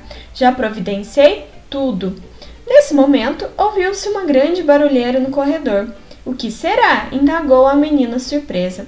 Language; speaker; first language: Portuguese; native; Portuguese